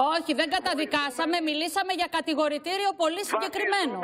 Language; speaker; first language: Greek; native; Greek